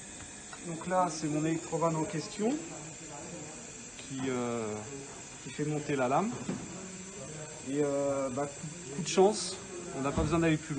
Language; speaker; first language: French; native; French